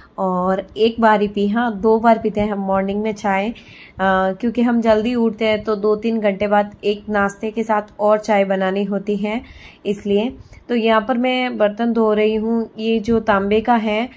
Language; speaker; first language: Hindi; native; Hindi